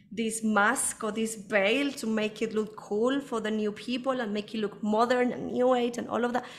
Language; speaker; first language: English; early bilingual, other home language; Spanish